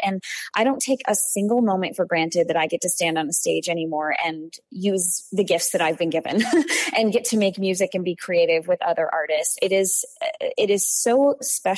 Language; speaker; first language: English; native; English